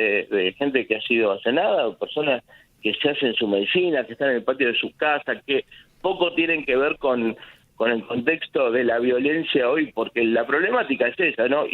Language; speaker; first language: Spanish; native; Spanish